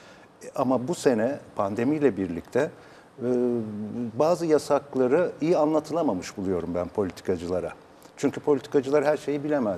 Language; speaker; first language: Turkish; native; Turkish